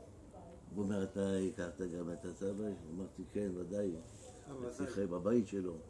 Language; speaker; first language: Hebrew; non-native, fluent; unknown